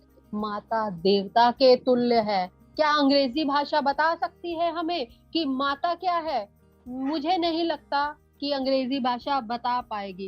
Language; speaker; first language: Hindi; native; Hindi